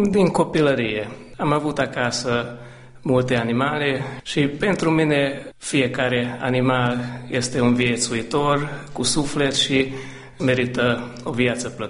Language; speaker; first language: Romanian; non-native, local second language; Hungarian